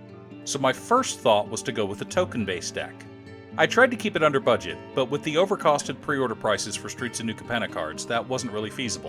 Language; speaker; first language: English; native; English